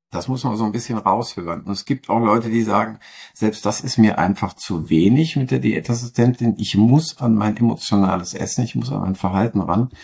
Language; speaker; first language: German; native; German